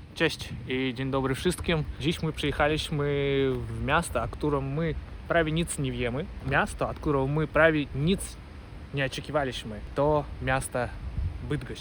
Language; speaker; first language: Polish; non-native, learner; Russian